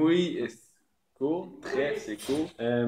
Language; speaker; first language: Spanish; non-native, learner; French